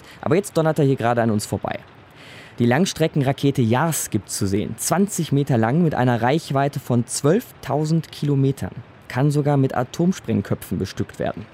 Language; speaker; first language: German; native; German